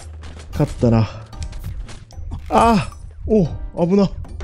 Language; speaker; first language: Japanese; native; Japanese